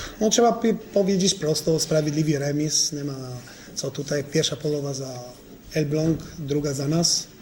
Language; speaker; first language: Polish; non-native, fluent; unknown